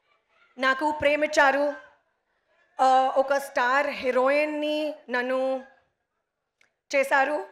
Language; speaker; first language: Telugu; non-native, learner; Hindi